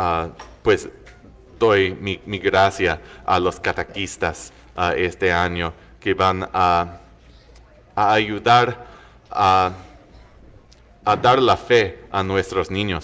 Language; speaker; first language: Spanish; non-native, learner; English